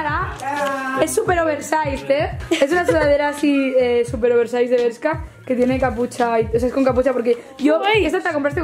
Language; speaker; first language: Spanish; native; Spanish